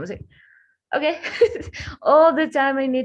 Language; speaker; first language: English; non-native, learner; Spanish